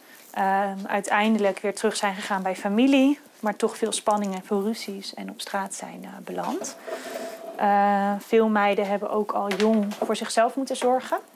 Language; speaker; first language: Dutch; native; Dutch